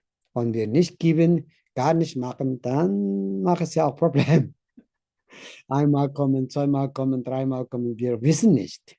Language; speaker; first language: German; non-native, learner; Tibetan